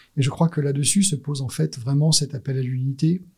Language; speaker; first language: French; native; French